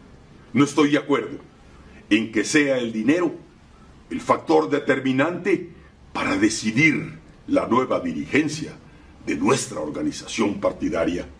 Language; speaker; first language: Spanish; native; Spanish